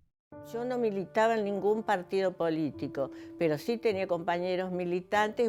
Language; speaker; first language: Spanish; native; Spanish